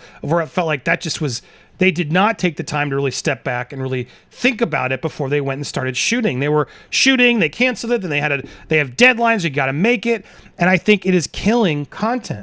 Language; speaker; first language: English; native; English